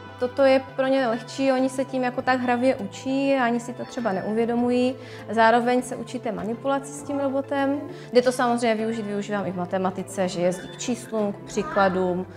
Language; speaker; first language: Czech; native; Czech